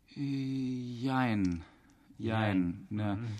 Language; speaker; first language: German; native; German